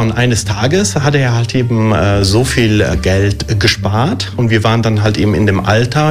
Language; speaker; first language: German; early bilingual, other home language; Italian